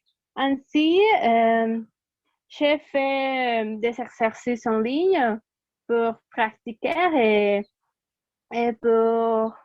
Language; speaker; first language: French; non-native, learner; Spanish